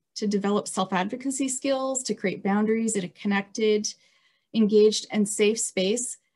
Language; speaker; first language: English; native; English